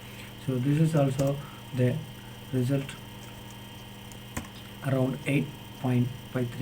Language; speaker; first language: English; non-native, local second language; Tamil